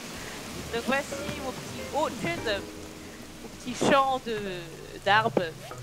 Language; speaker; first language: French; non-native, fluent; English